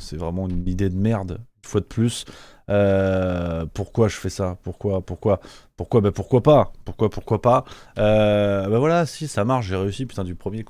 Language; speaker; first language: French; native; French